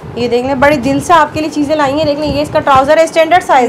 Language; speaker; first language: Urdu; native; Urdu